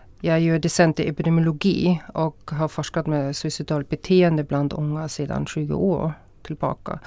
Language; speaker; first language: Swedish; non-native, fluent; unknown